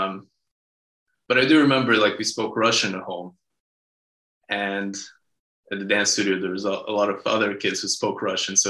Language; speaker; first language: English; early bilingual, other home language; Hebrew